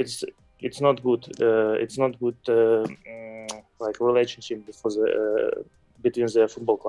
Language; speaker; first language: English; non-native, fluent; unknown